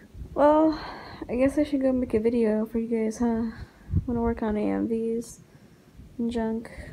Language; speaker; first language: English; native; English